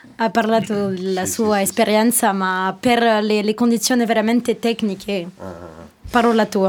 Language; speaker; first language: Italian; non-native, learner; French